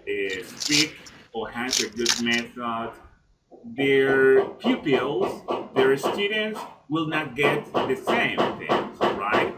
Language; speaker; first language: English; non-native, fluent; Spanish